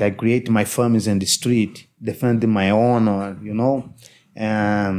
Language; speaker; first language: English; non-native, learner; Portuguese